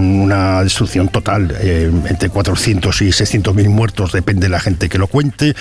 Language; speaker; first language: Spanish; native; Spanish